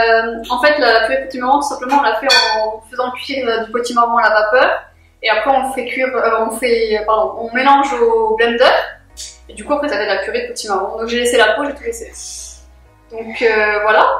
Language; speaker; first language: French; native; French